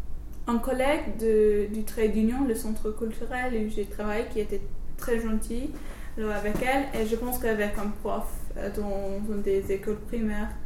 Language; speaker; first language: French; non-native, fluent; English